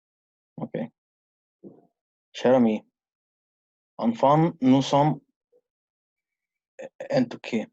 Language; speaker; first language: French; non-native, learner; Spanish